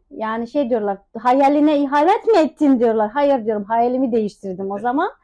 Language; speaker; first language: Turkish; non-native, fluent; Russian